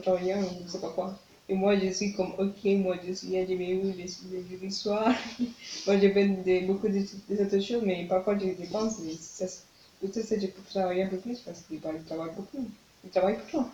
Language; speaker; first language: French; non-native, learner; Spanish